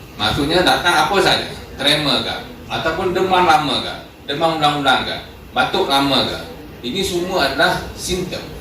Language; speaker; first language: Malay; native; Malay